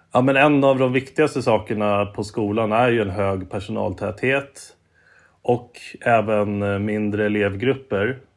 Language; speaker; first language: Swedish; native; Swedish